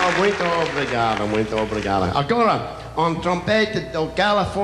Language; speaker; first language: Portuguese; non-native, learner; English